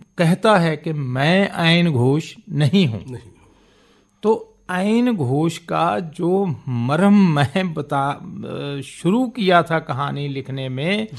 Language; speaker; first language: Hindi; non-native, local second language; Punjabi